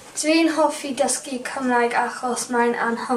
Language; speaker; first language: Welsh; non-native, local second language; English